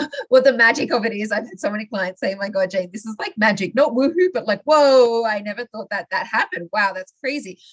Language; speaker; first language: English; native; English